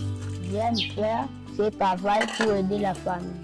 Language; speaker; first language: French; non-native, local second language; Lingala